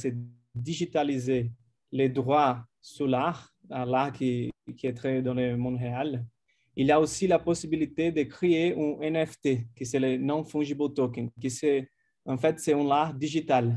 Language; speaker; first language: French; non-native, fluent; Portuguese